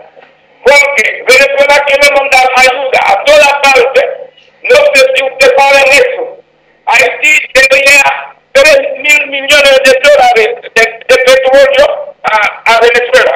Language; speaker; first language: Spanish; non-native, fluent; Haitian Creole